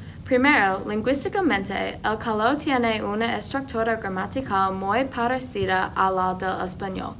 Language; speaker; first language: Spanish; non-native, learner; English